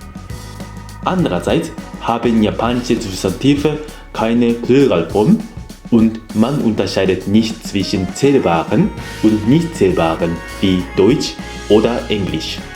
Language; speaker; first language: German; non-native, fluent; Japanese